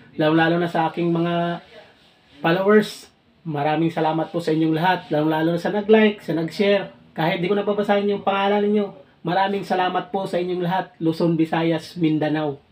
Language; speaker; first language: Filipino; non-native, local second language; Cebuano